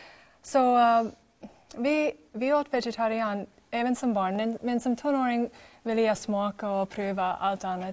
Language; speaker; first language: Swedish; non-native, fluent; English